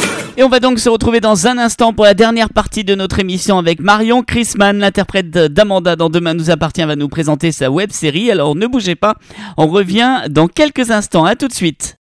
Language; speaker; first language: French; native; French